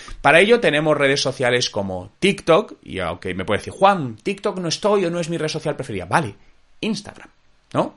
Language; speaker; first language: Spanish; native; Spanish